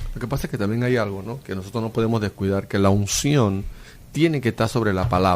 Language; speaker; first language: Spanish; native; Spanish